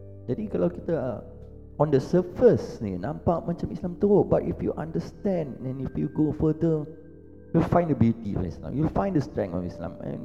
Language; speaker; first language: English; non-native, local second language; Malay